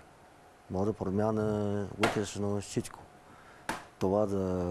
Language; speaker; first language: Bulgarian; non-native, learner; Chinese